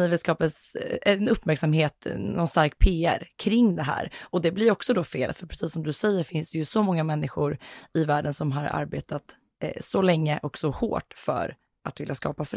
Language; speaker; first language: Swedish; native; Swedish